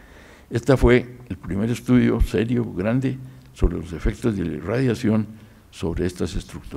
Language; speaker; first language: Spanish; native; Spanish